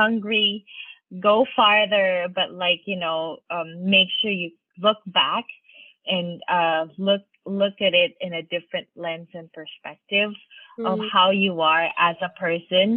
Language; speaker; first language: English; non-native, local second language; Filipino